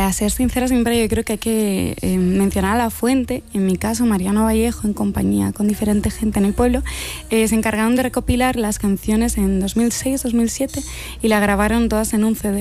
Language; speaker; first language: Spanish; native; Spanish